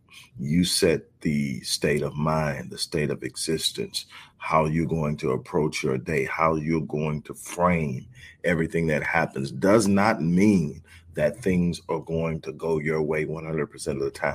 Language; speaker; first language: English; native; English